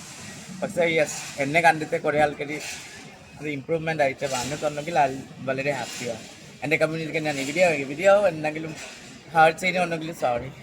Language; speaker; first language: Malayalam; non-native, learner; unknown